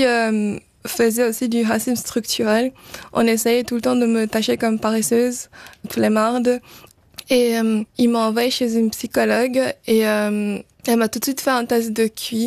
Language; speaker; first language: French; early bilingual, other home language; Portuguese